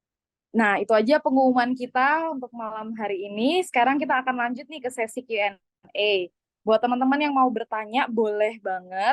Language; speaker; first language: Indonesian; native; Indonesian